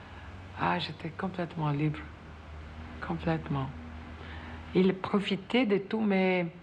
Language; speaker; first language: French; non-native, fluent; Italian